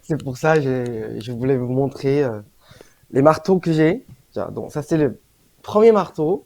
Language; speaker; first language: French; non-native, fluent; Korean